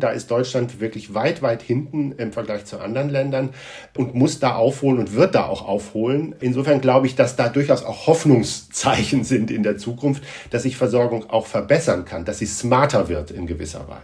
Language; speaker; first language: German; native; German